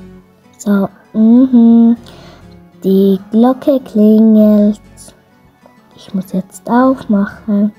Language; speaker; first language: German; non-native, learner; Arabic